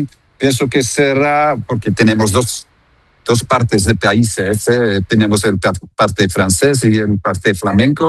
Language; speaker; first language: Spanish; non-native, learner; Dutch